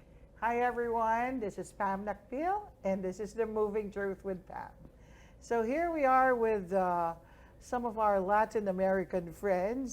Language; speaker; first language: English; non-native, local second language; Filipino